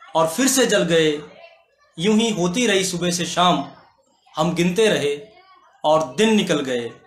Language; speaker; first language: Hindi; native; Hindi